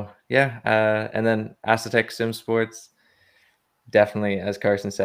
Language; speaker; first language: English; native; English